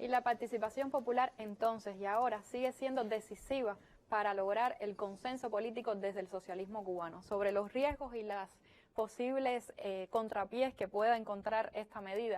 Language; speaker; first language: Spanish; native; Spanish